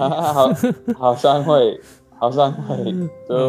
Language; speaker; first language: Chinese; non-native, learner; English